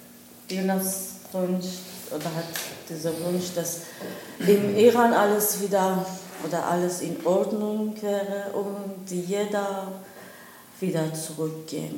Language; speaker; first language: German; non-native, learner; Persian